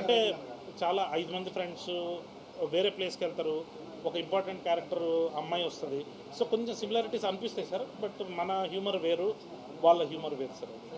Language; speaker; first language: Telugu; native; Telugu